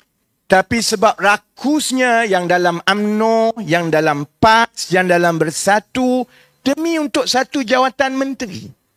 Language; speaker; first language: Malay; native; Malay